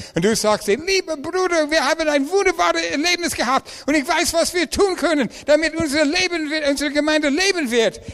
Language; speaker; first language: German; non-native, learner; English